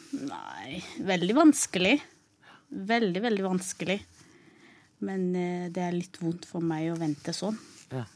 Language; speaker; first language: Norwegian; non-native, learner; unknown